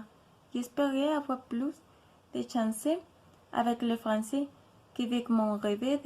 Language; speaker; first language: French; non-native, learner; Spanish